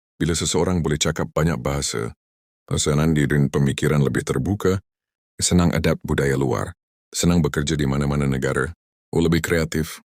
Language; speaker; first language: Malay; native; Malay